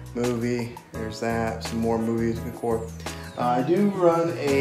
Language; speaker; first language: English; native; English